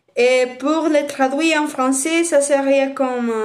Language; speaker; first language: French; non-native, fluent; Spanish